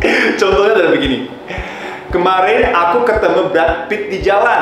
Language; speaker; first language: Indonesian; non-native, fluent; Japanese